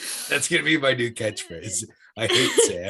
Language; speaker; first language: English; native; English